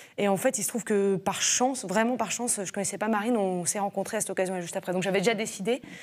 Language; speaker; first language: French; native; French